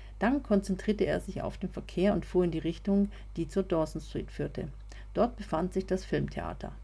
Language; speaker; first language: German; native; German